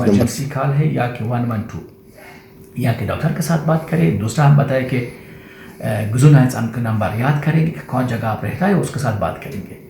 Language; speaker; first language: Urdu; non-native, learner; Persian